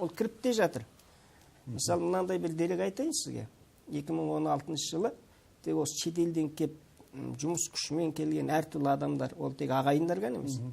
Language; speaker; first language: Kazakh; early bilingual, heritage; Kazakh